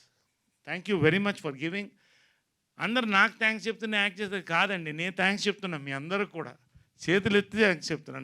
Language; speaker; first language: Telugu; native; Telugu